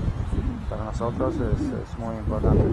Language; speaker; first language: Spanish; non-native, learner; Latvian